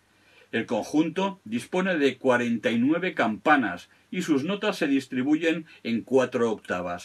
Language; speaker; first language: Spanish; non-native, local second language; Catalan